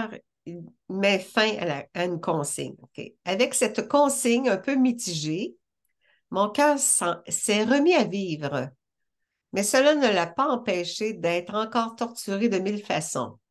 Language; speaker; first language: French; native; French